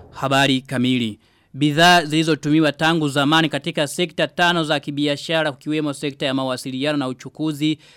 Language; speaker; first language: Swahili; non-native, local second language; Rundi